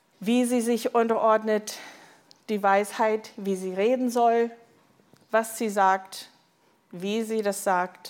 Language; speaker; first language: German; non-native, fluent; English